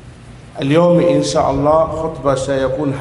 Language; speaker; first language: Arabic; non-native, fluent; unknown